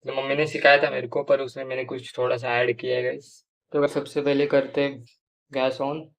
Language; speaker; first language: Hindi; non-native, local second language; Marathi